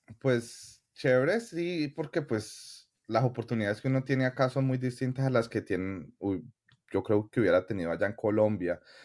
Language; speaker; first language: Spanish; native; Spanish